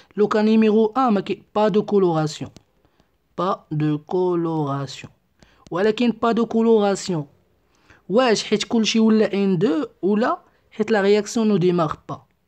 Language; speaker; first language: French; non-native, local second language; Arabic